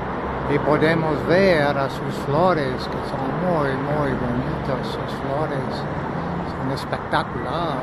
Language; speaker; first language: Spanish; non-native, learner; English